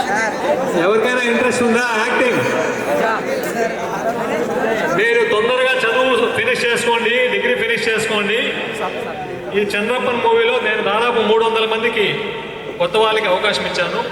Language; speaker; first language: Telugu; native; Telugu